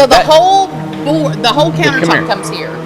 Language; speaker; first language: English; native; English